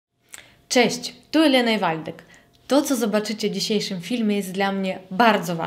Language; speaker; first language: Polish; non-native, fluent; Russian